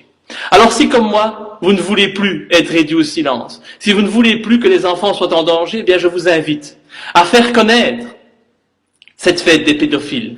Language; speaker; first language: French; native; French